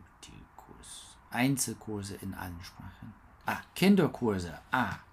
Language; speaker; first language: German; non-native, learner; English